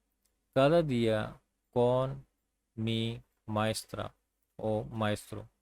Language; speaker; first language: Spanish; non-native, learner; English